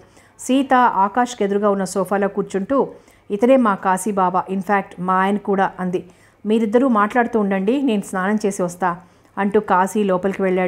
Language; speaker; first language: Telugu; native; Telugu